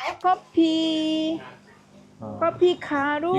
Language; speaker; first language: Korean; non-native, learner; Vietnamese